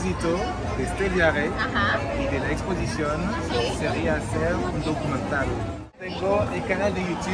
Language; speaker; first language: Spanish; non-native, fluent; French